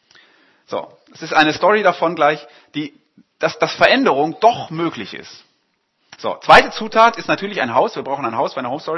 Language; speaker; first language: German; native; German